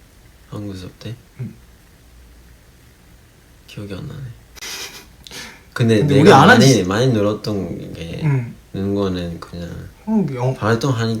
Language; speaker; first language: Korean; non-native, fluent; Japanese